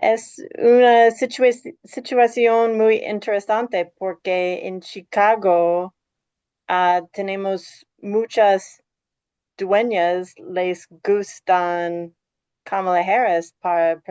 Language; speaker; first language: Spanish; non-native, fluent; English